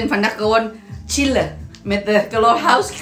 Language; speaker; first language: Dutch; non-native, learner; Indonesian